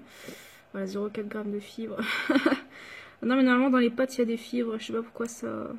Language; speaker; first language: French; native; French